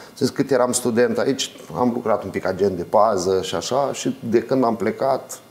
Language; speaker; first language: Romanian; native; Romanian